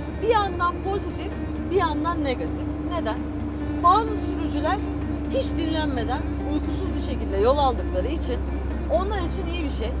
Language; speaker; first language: Turkish; native; Turkish